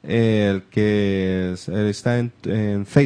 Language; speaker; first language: Spanish; native; Spanish